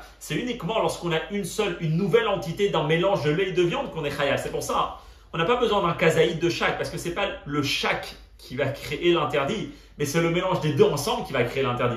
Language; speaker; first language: French; native; French